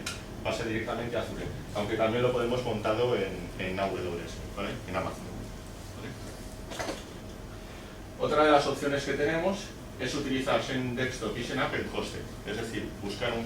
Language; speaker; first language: Spanish; native; Spanish